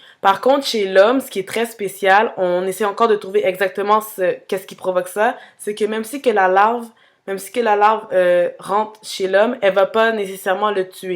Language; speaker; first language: French; native; French